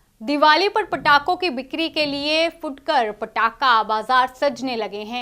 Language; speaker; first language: Hindi; native; Hindi